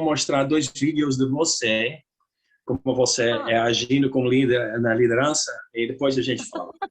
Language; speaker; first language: Portuguese; non-native, learner; Dutch